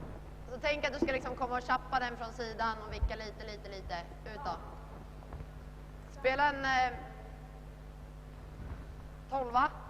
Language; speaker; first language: Swedish; native; Swedish